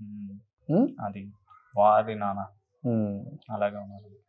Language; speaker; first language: Telugu; non-native, local second language; Kannada